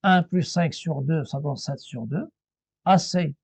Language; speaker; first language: French; non-native, local second language; Arabic